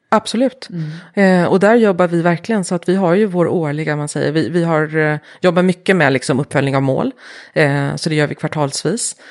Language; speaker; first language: Swedish; early bilingual, heritage; Swedish